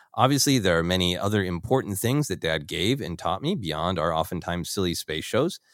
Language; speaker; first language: English; native; English